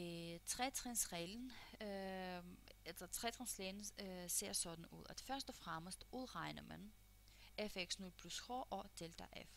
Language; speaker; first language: Danish; non-native, fluent; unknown